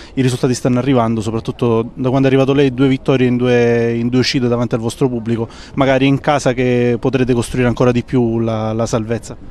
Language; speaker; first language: Italian; native; Italian